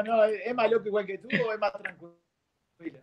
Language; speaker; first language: Portuguese; non-native, fluent; Spanish